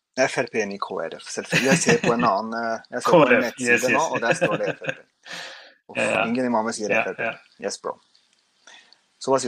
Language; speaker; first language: Norwegian; early bilingual, other home language; Urdu